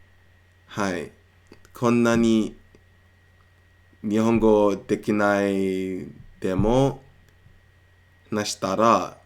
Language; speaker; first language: Japanese; non-native, learner; English